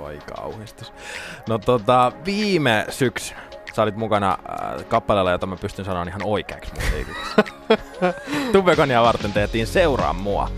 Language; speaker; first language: Finnish; native; Finnish